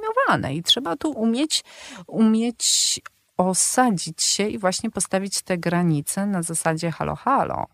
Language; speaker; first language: Polish; native; Polish